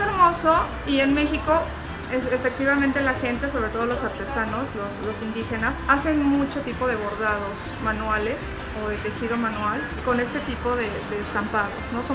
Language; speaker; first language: Spanish; native; Spanish